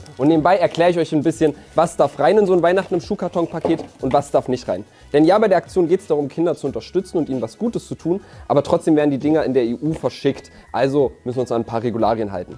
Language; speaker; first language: German; native; German